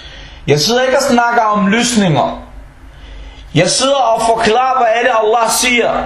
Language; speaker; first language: Danish; early bilingual, other home language; Arabic